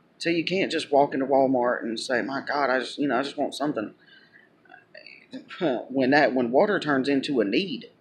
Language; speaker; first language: English; native; English